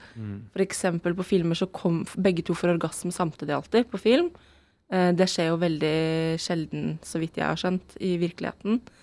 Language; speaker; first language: Norwegian; native; Norwegian